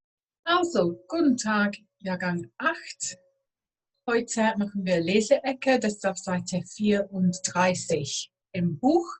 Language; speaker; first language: German; non-native, fluent; English